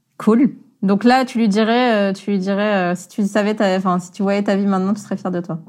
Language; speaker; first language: French; native; French